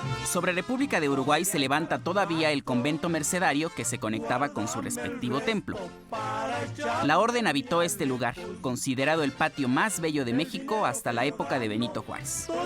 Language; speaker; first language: Spanish; native; Spanish